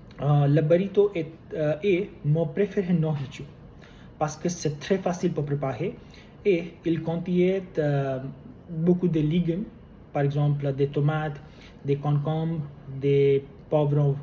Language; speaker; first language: French; non-native, learner; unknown